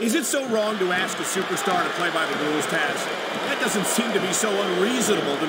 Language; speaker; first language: English; native; English